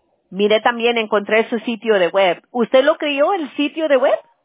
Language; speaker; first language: Spanish; early bilingual, heritage; Spanish